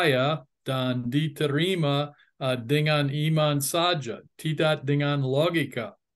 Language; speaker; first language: Indonesian; non-native, fluent; English